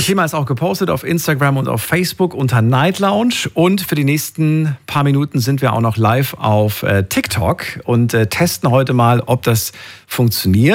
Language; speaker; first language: German; native; German